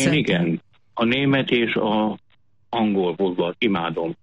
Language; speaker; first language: Hungarian; non-native, fluent; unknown